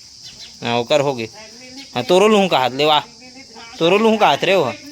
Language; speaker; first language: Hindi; non-native, local second language; Chhattisgarhi